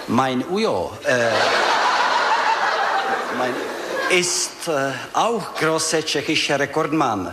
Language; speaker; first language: German; non-native, learner; Czech